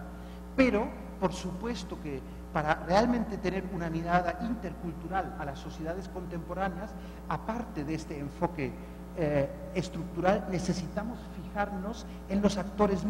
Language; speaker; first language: Spanish; non-native, fluent; German